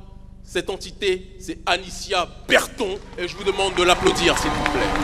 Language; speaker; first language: French; native; French